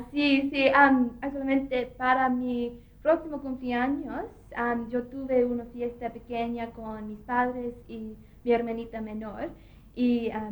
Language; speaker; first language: Spanish; non-native, learner; English